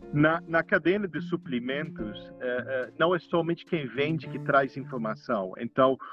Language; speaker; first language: Portuguese; non-native, fluent; Dutch